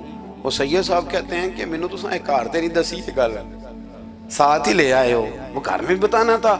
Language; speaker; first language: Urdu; non-native, local second language; Punjabi